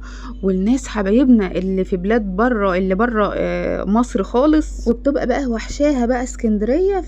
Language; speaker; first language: Arabic; native; Arabic